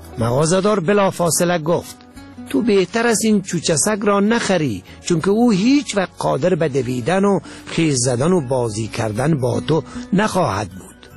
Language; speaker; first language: Persian; native; Persian